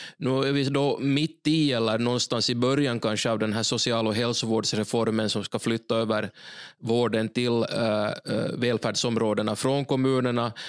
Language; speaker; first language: Swedish; native; Swedish